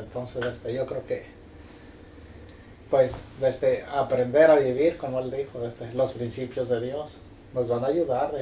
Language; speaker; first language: Spanish; native; Spanish